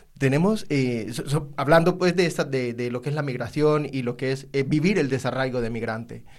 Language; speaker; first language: Spanish; native; Spanish